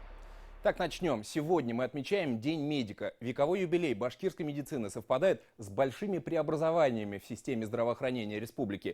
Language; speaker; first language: Russian; native; Russian